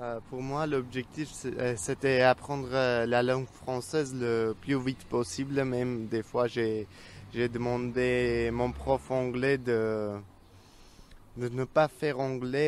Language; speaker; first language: French; early bilingual, other home language; Armenian